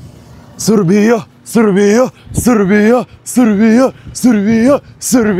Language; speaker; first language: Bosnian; non-native, learner; English